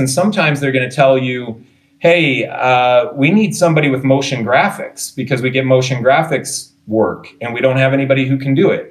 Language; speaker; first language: English; native; English